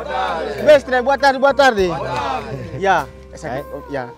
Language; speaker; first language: Portuguese; non-native, learner; Vietnamese